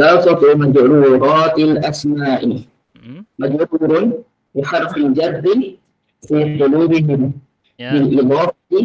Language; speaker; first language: Arabic; non-native, learner; Indonesian